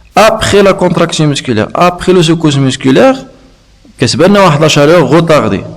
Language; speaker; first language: French; non-native, local second language; Arabic